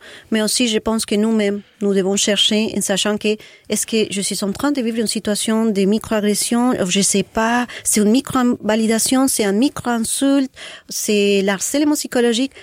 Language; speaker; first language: French; non-native, fluent; Spanish